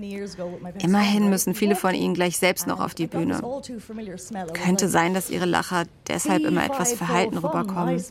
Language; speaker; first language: German; native; German